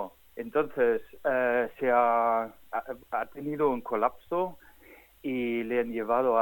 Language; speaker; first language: Spanish; non-native, fluent; German